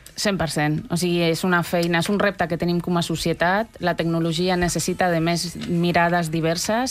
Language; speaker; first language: Catalan; non-native, local second language; Spanish